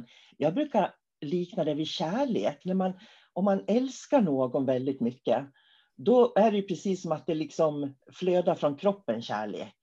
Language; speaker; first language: Swedish; native; Swedish